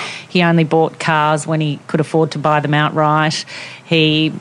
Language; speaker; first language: English; non-native, local second language; Italian